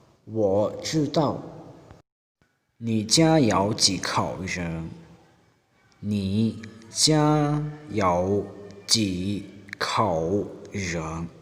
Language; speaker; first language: Chinese; non-native, fluent; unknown